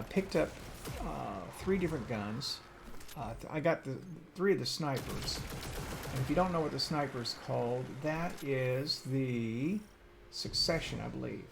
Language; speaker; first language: English; native; English